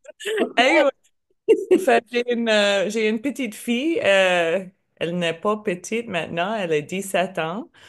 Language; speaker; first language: French; non-native, learner; English